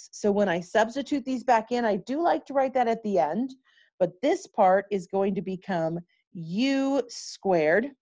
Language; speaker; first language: English; native; English